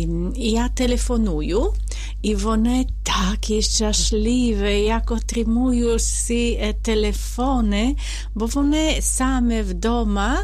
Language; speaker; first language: Ukrainian; non-native, learner; Polish